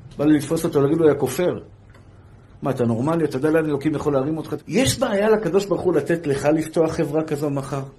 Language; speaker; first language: Hebrew; native; Hebrew